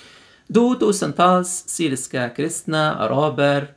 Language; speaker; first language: Swedish; non-native, fluent; Arabic